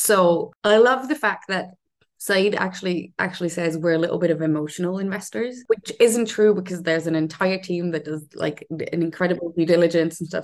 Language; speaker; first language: English; non-native, fluent; Hebrew